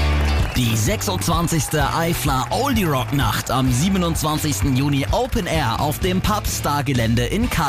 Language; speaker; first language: German; native; German